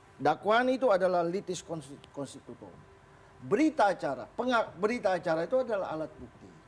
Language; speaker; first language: Indonesian; native; Indonesian